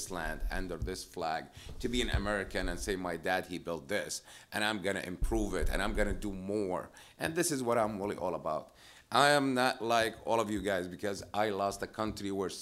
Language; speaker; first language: English; non-native, fluent; Arabic